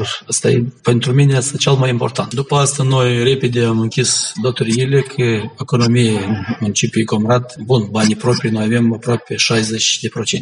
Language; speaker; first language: Romanian; non-native, local second language; Gagauz